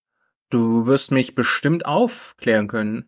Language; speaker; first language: German; native; German